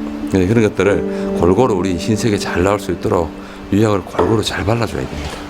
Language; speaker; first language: Korean; native; Korean